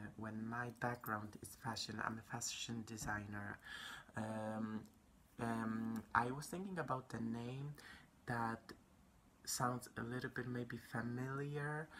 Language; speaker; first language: English; non-native, fluent; Polish